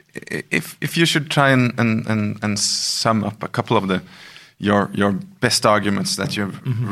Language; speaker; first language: English; non-native, fluent; Norwegian